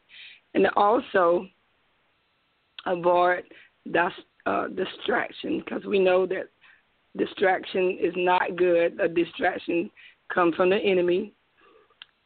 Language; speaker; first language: English; native; English